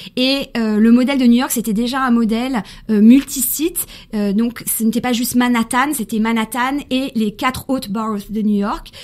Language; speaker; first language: French; early bilingual, other home language; Spanish